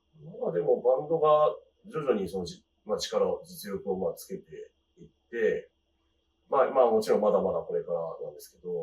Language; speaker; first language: Japanese; native; Japanese